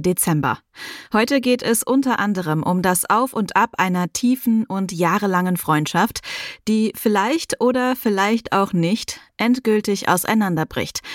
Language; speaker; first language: German; native; German